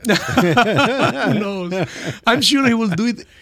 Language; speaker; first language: English; non-native, fluent; Spanish